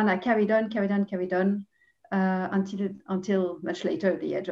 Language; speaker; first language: English; non-native, fluent; French